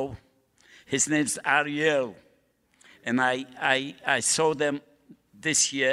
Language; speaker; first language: English; non-native, fluent; Polish